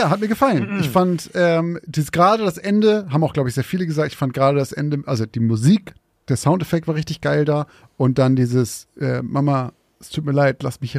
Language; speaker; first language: German; native; German